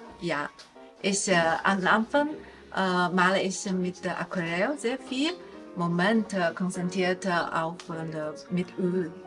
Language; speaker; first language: German; non-native, learner; Chinese